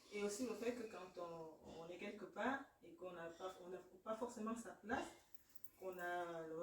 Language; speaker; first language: French; native; French